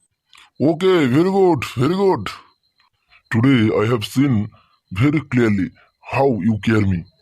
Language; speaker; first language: English; non-native, local second language; Bangla